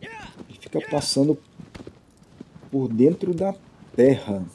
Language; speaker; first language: Portuguese; native; Portuguese